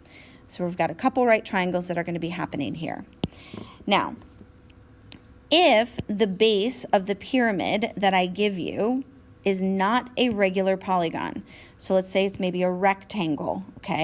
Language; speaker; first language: English; native; English